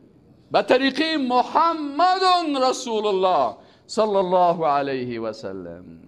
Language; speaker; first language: Persian; native; Persian